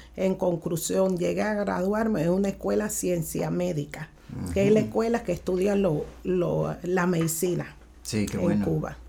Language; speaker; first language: Spanish; early bilingual, other home language; Haitian Creole